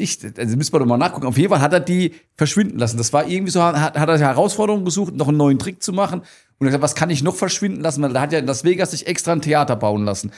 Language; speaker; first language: German; native; German